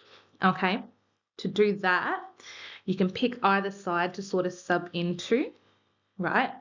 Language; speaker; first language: English; native; English